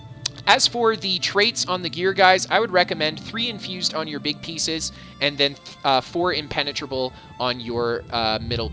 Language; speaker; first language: English; native; English